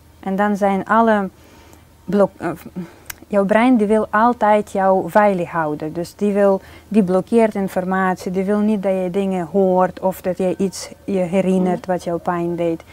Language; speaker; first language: Dutch; non-native, fluent; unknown